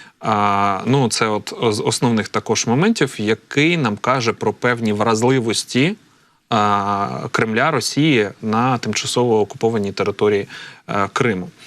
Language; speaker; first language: Ukrainian; native; Ukrainian